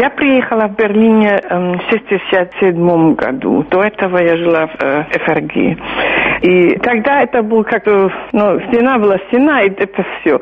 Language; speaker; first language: Russian; non-native, fluent; German